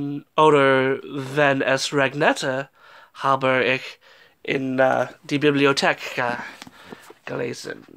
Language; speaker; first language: German; non-native, learner; English